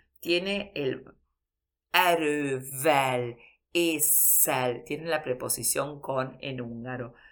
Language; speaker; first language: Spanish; early bilingual, heritage; Spanish